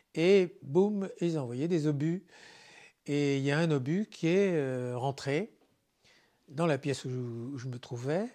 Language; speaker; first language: French; native; French